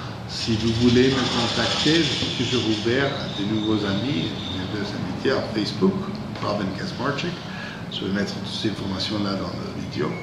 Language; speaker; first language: French; non-native, fluent; Spanish